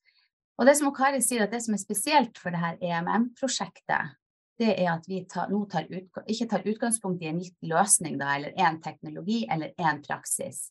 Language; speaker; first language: Norwegian; native; Norwegian